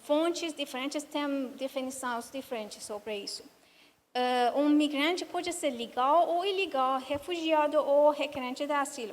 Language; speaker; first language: Portuguese; non-native, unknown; Persian